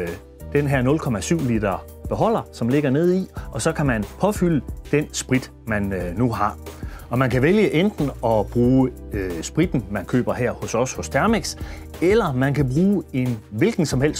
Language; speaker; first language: Danish; native; Danish